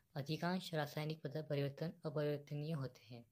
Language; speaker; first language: Hindi; non-native, local second language; Marathi